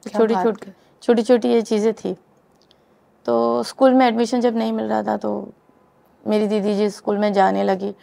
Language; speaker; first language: Hindi; native; Hindi